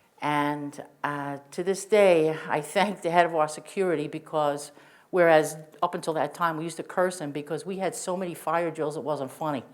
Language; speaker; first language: English; native; English